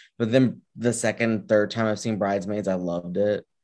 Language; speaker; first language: English; early bilingual, other home language; Spanish